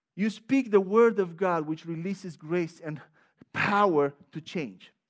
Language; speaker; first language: English; non-native, fluent; Romanian